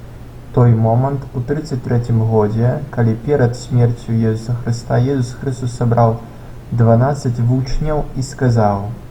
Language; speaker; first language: Belarusian; non-native, local second language; Russian